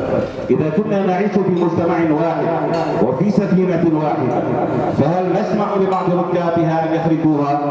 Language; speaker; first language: Arabic; native; Arabic